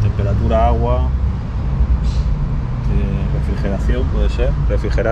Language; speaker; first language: Spanish; native; Spanish